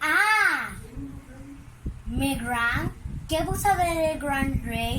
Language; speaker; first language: French; non-native, learner; Spanish